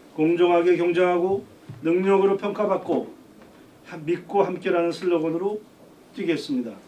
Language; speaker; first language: Korean; native; Korean